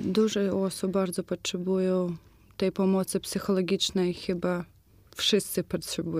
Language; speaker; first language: Polish; non-native, fluent; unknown